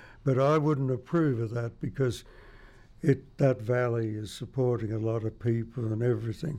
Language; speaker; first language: English; native; English